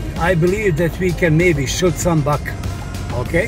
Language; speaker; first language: English; non-native, learner; Croatian